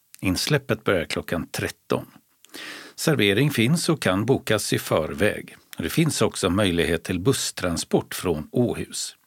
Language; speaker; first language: Swedish; native; Swedish